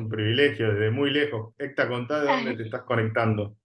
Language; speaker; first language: Spanish; native; Spanish